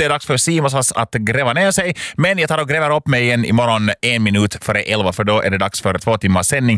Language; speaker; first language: Swedish; native; Swedish